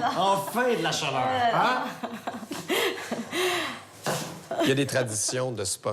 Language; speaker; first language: French; native; French